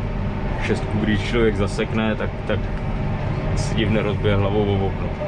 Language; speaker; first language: Czech; native; Czech